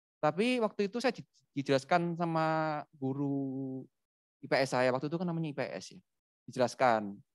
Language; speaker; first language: Indonesian; native; Indonesian